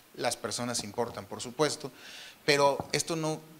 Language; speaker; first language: Spanish; native; Spanish